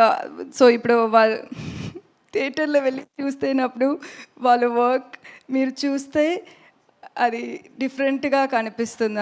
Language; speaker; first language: Telugu; non-native, learner; Tamil